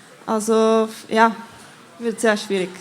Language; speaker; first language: German; non-native, fluent; Czech